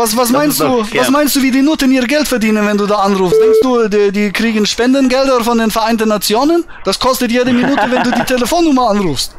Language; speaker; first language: German; native; German